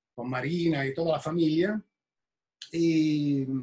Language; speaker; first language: Spanish; non-native, fluent; Italian